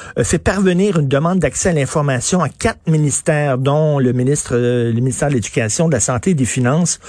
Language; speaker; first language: French; native; French